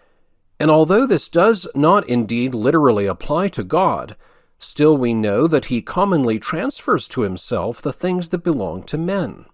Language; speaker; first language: English; native; English